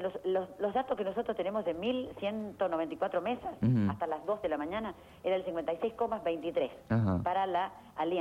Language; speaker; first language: Spanish; native; Spanish